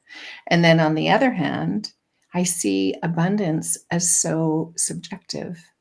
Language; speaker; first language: English; native; English